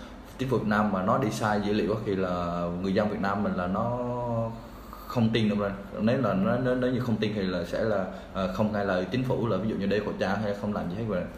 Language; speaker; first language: Vietnamese; native; Vietnamese